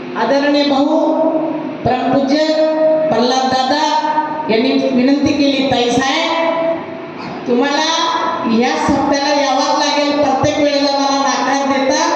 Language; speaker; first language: Marathi; non-native, local second language; Rajasthani